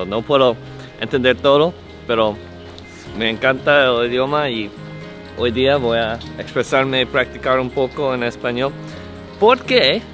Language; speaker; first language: Spanish; non-native, learner; English